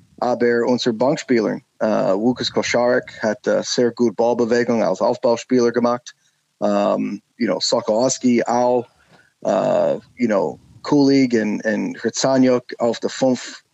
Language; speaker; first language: German; non-native, learner; English